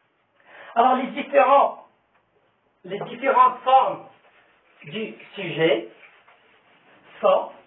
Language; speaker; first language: French; non-native, local second language; Arabic